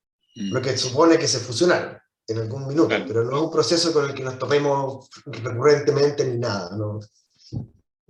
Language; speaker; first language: Spanish; native; Spanish